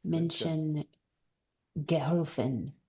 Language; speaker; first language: German; non-native, learner; English